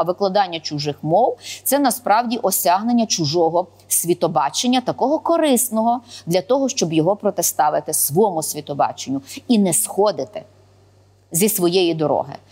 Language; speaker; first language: Ukrainian; native; Ukrainian